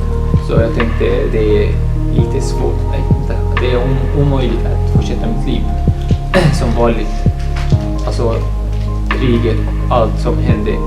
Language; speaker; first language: Swedish; non-native, fluent; Arabic